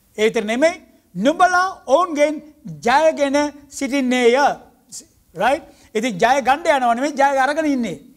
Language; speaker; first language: Sinhala; non-native, local second language; Tamil